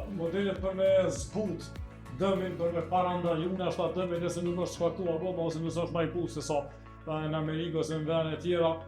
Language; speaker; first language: Albanian; native; Albanian